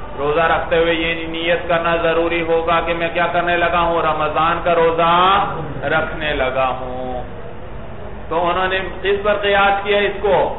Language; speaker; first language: Urdu; native; Urdu